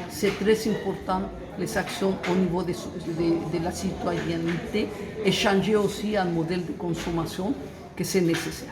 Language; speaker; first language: French; non-native, fluent; Spanish